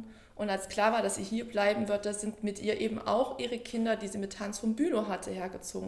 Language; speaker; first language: German; native; German